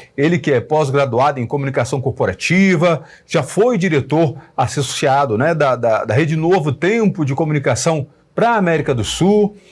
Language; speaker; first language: Portuguese; native; Portuguese